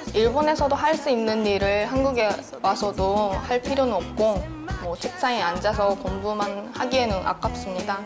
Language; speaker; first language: Korean; non-native, fluent; Japanese